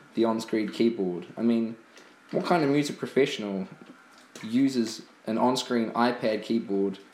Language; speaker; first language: English; native; English